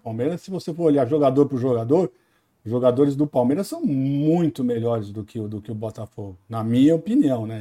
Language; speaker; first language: Portuguese; native; Portuguese